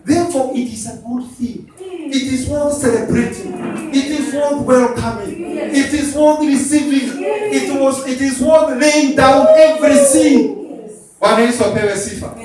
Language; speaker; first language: English; non-native, local second language; Swahili